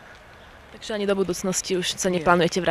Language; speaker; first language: Slovak; native; Slovak